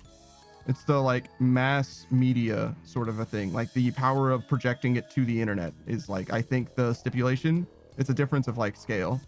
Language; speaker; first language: English; native; English